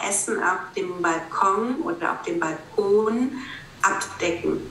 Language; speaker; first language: German; native; German